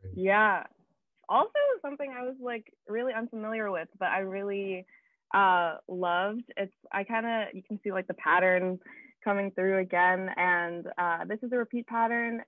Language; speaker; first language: English; native; English